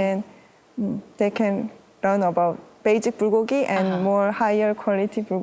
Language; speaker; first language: English; non-native, learner; Korean